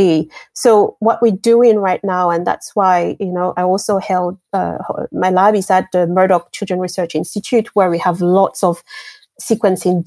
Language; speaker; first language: English; non-native, fluent; French